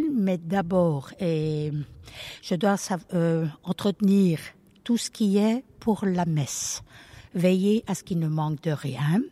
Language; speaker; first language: French; early bilingual, other home language; Italian